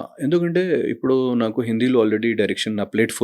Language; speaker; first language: Telugu; non-native, fluent; Hindi